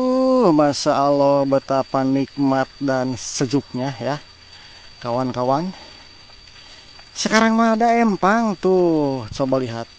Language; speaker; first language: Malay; non-native, local second language; Sundanese